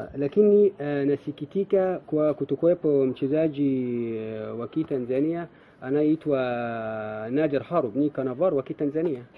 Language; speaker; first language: Swahili; non-native, fluent; Arabic